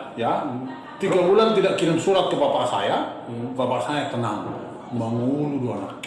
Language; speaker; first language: Indonesian; non-native, local second language; Batak Toba